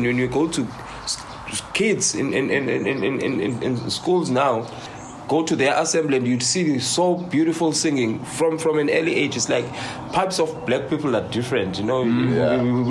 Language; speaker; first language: English; non-native, local second language; Xhosa